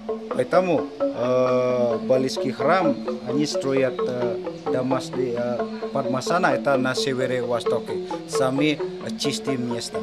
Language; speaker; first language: Russian; non-native, learner; Indonesian